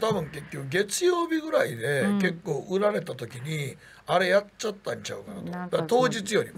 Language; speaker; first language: Japanese; native; Japanese